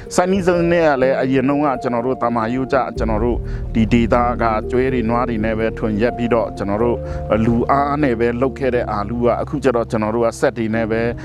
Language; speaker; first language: Burmese; non-native, local second language; Pa'o Karen